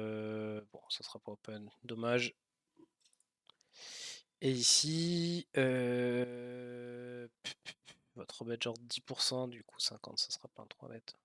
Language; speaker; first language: French; native; French